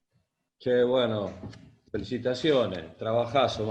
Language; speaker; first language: Spanish; native; Spanish